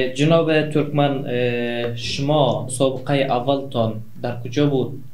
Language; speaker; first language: Persian; non-native, local second language; Turkmen